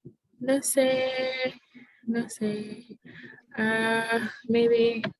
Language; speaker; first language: Spanish; non-native, learner; English